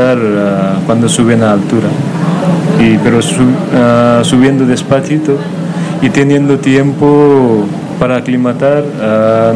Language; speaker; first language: Spanish; non-native, learner; Nepali